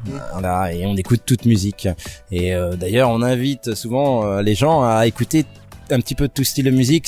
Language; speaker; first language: French; native; French